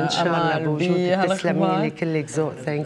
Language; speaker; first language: Arabic; native; Arabic